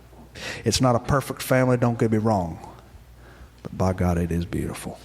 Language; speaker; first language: English; native; English